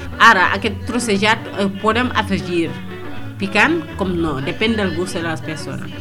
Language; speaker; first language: Catalan; non-native, fluent; Wolof